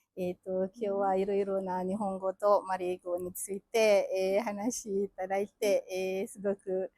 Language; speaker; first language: Japanese; non-native, fluent; Malay